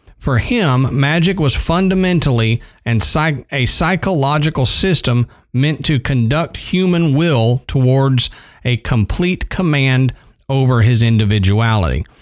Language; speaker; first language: English; native; English